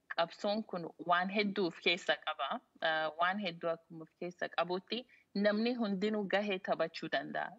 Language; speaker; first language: Oromo; early bilingual, heritage; Oromo